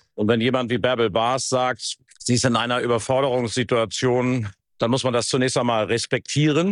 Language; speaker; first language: German; native; German